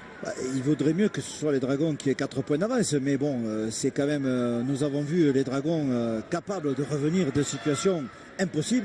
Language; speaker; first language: French; native; French